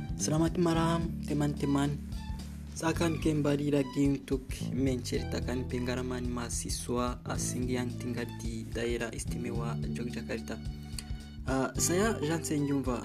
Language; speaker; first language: Indonesian; non-native, learner; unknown